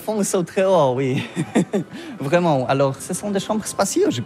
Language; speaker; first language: French; non-native, learner; Polish